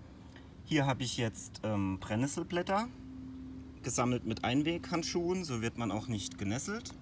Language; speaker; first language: German; native; German